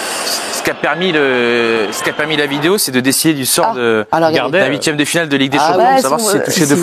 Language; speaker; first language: French; native; French